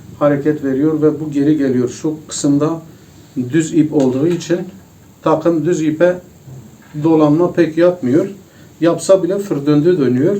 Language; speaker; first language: Turkish; native; Turkish